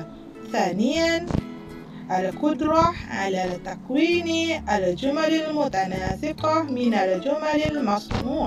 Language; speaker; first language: Arabic; non-native, fluent; Malay